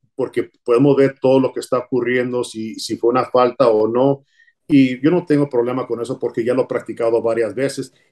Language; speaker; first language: Spanish; early bilingual, heritage; Spanish